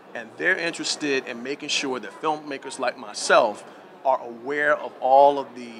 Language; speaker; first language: English; native; English